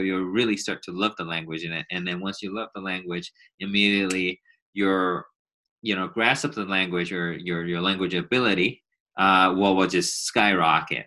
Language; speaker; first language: English; non-native, fluent; Chinese